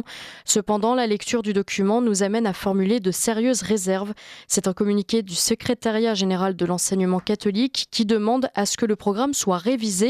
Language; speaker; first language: French; native; French